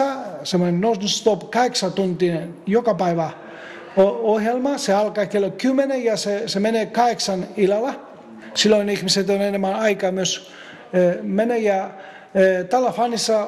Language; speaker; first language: Finnish; non-native, fluent; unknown